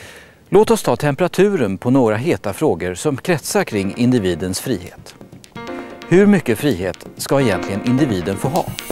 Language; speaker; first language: Swedish; native; Swedish